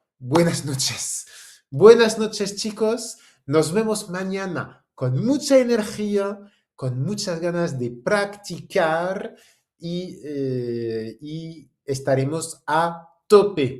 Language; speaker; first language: Spanish; non-native, fluent; French